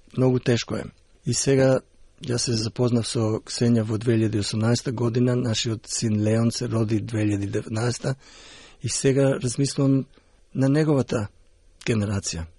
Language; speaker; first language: Macedonian; early bilingual, heritage; Macedonian